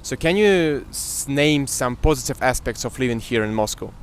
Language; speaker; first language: English; non-native, fluent; Russian